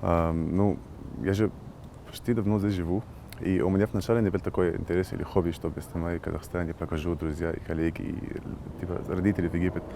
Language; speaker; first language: Russian; non-native, learner; Arabic